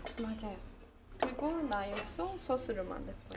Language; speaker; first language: Korean; non-native, learner; Turkish